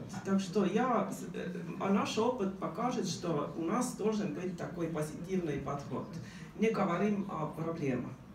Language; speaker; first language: Russian; non-native, fluent; Estonian